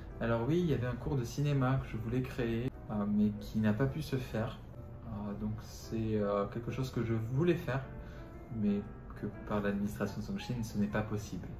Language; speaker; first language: French; non-native, fluent; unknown